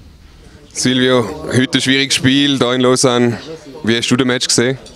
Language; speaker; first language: German; native; German